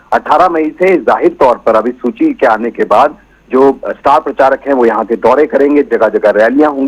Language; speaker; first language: Hindi; native; Hindi